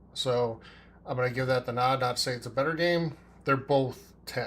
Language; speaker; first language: English; native; English